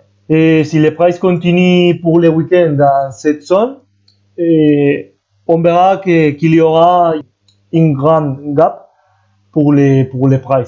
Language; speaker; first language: French; non-native, fluent; Spanish